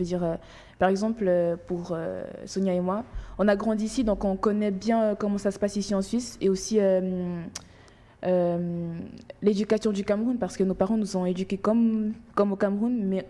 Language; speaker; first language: French; early bilingual, other home language; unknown